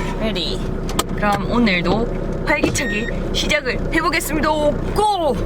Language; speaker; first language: Korean; native; Korean